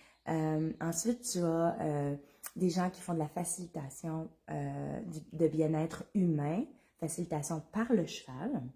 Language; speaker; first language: French; native; French